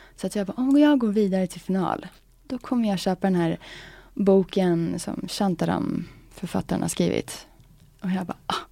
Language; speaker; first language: Swedish; early bilingual, other home language; English